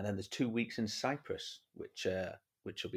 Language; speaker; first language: English; native; English